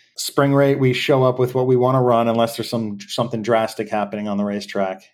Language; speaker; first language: English; native; English